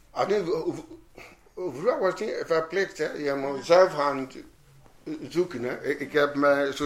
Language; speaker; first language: Dutch; non-native, fluent; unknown